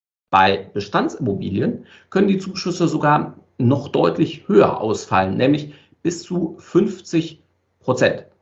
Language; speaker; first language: German; native; German